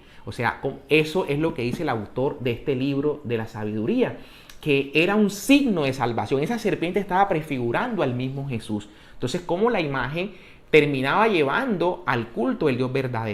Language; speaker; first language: Spanish; native; Spanish